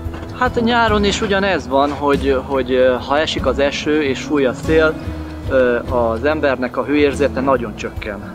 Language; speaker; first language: Hungarian; native; Hungarian